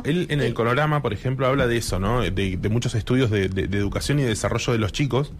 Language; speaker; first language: Spanish; native; Spanish